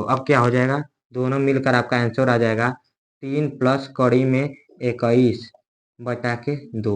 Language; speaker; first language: Hindi; native; Hindi